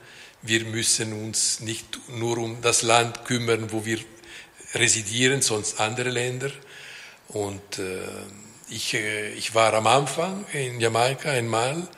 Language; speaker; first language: German; non-native, local second language; Italian